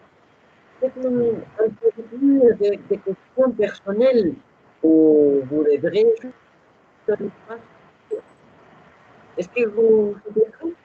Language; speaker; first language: French; non-native, learner; Spanish